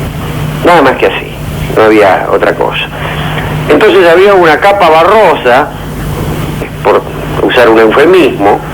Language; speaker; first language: Spanish; native; Spanish